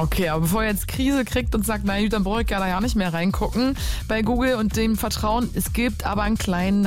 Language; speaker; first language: German; native; German